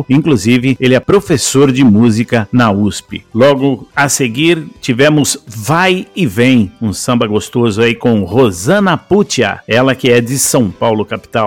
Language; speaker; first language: Portuguese; native; Portuguese